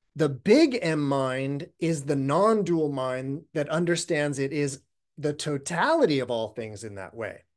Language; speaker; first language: English; native; English